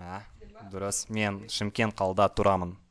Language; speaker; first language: Kazakh; non-native, learner; Russian